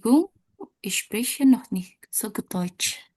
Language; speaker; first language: German; non-native, learner; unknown